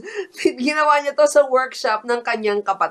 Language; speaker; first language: Filipino; native; Filipino